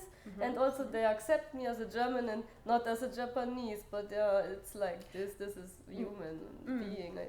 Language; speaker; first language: English; non-native, fluent; German